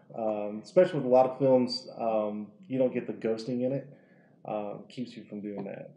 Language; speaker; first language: English; native; English